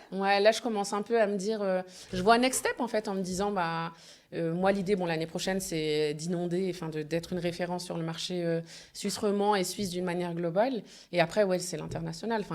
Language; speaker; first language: French; early bilingual, other home language; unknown